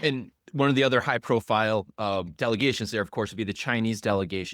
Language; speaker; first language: English; native; English